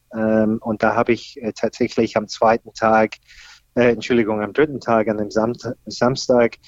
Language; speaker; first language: German; non-native, fluent; English